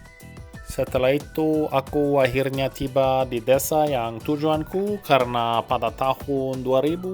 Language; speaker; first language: Indonesian; non-native, fluent; Norwegian